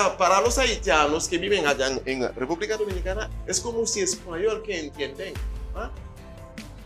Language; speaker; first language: Spanish; non-native, fluent; Haitian Creole